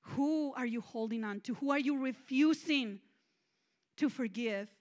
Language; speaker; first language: English; non-native, fluent; Spanish